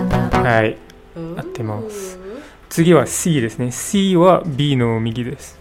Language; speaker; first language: Japanese; non-native, learner; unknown